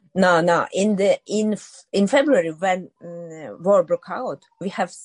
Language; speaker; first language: English; non-native, learner; Ukrainian